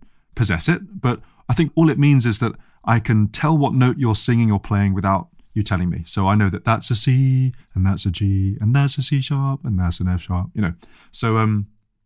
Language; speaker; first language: English; native; English